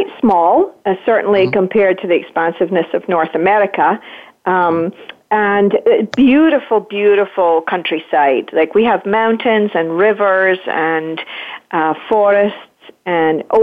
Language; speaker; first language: English; native; English